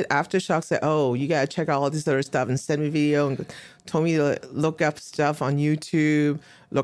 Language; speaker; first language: English; non-native, local second language; Cantonese